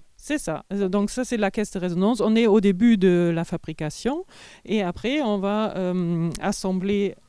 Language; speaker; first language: French; non-native, fluent; German